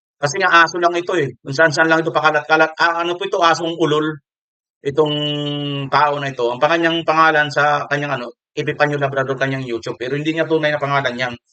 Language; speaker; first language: Filipino; non-native, local second language; Waray